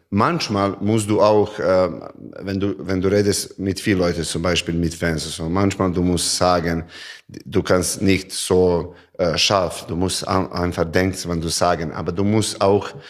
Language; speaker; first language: German; non-native, learner; Serbian